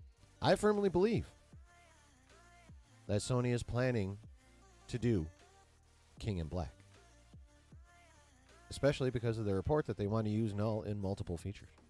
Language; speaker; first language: English; native; English